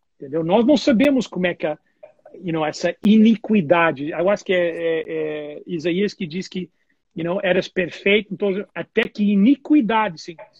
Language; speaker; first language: Portuguese; non-native, fluent; English